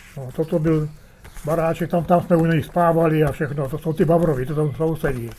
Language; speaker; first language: Czech; early bilingual, heritage; Czech